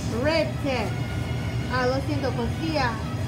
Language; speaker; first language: Spanish; non-native, learner; English